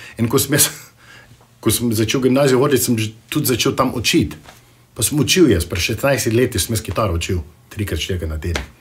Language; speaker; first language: Slovenian; early bilingual, heritage; Slovenian